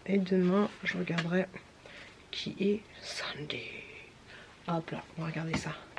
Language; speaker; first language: French; native; French